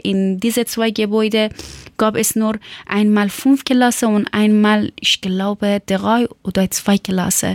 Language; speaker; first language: German; non-native, learner; Persian